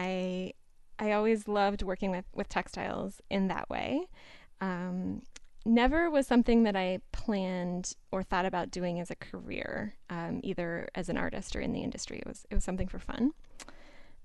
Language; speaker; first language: English; native; English